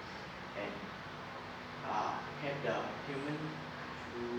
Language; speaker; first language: English; non-native, learner; Vietnamese